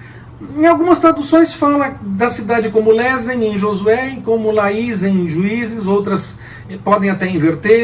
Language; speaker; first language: Portuguese; native; Portuguese